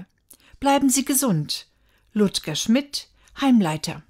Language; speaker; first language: German; native; German